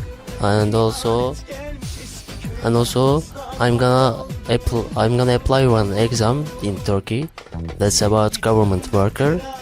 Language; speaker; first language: English; non-native, learner; Turkish